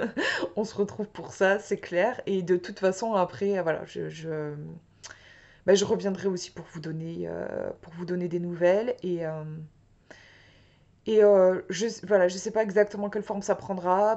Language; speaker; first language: French; native; French